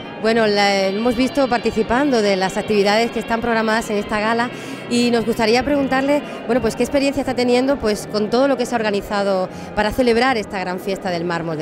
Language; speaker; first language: Spanish; native; Spanish